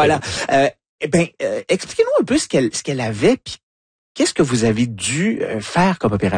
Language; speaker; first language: French; native; French